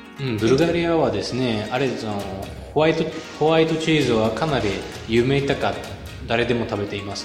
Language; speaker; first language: Japanese; non-native, fluent; Bulgarian